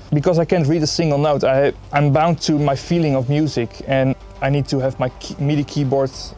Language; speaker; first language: English; non-native, fluent; Dutch